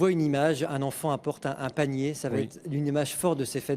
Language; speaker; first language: French; native; French